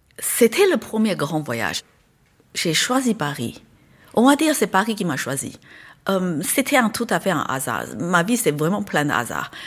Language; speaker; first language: French; non-native, fluent; Chinese